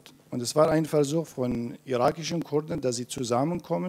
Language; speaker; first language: German; non-native, fluent; Kurdish